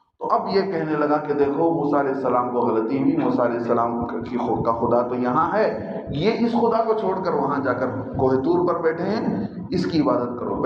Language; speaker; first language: Urdu; native; Urdu